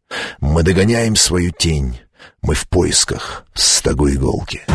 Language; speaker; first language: Russian; native; Russian